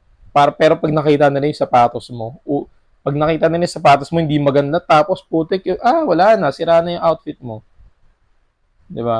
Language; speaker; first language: Filipino; native; Filipino